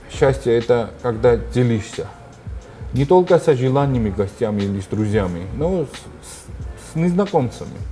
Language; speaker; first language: Russian; non-native, fluent; Georgian